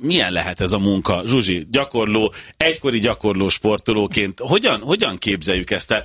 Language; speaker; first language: Hungarian; native; Hungarian